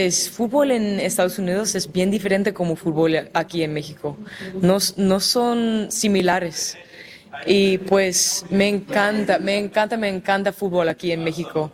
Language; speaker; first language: Spanish; early bilingual, heritage; Spanish